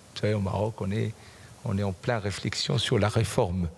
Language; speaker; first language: French; non-native, local second language; Arabic